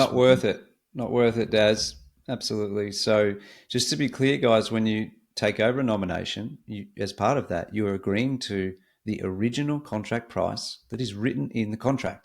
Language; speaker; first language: English; native; English